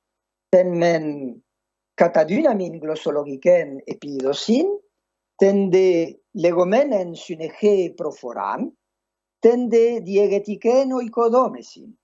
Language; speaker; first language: Greek; non-native, fluent; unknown